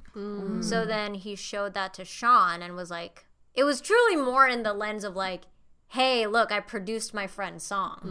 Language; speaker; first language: English; non-native, fluent; Indonesian